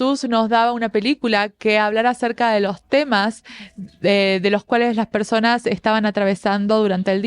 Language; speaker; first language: Spanish; native; Spanish